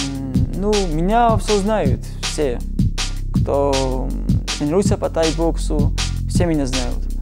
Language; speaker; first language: Russian; non-native, learner; Georgian